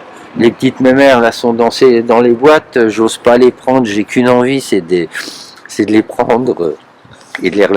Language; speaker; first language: French; native; French